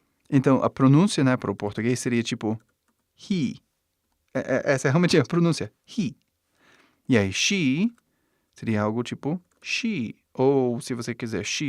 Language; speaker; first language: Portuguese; non-native, fluent; English